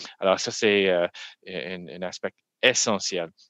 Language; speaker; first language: French; non-native, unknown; English